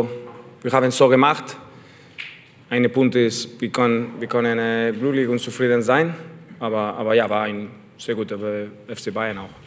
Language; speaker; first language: German; non-native, learner; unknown